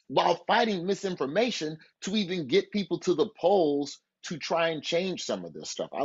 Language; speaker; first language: English; native; English